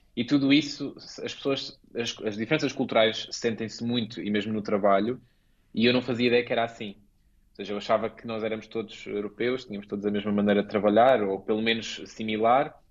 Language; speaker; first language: Portuguese; native; Portuguese